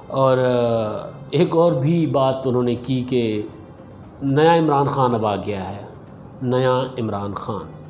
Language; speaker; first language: Urdu; non-native, local second language; Sindhi